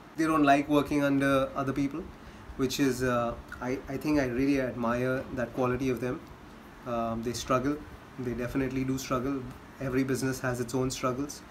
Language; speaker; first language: English; non-native, local second language; Hindi